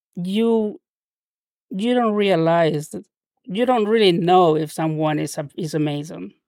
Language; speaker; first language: English; non-native, fluent; Spanish